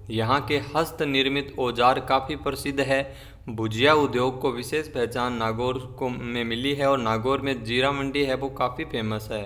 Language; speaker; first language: Hindi; native; Hindi